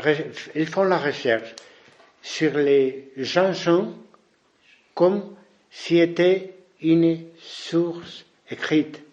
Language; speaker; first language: French; non-native, fluent; Spanish